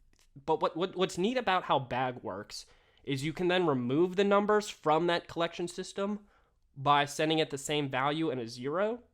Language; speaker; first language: English; native; English